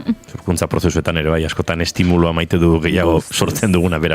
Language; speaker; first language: Basque; native; Basque